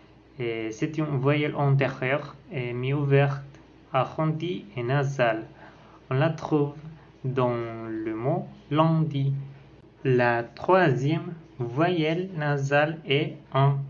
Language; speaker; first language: French; non-native, learner; Spanish